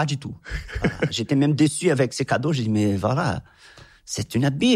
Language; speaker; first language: French; non-native, fluent; Portuguese